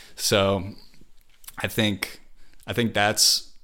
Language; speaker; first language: English; native; English